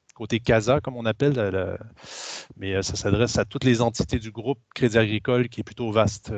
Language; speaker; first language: French; native; French